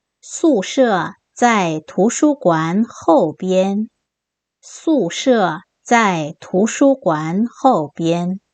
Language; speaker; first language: Chinese; non-native, fluent; Korean